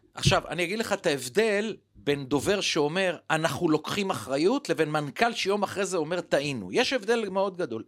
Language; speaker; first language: Hebrew; non-native, local second language; Arabic